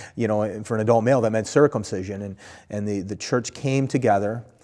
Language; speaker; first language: English; native; English